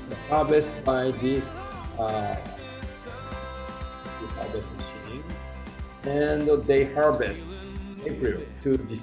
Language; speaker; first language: English; non-native, learner; Japanese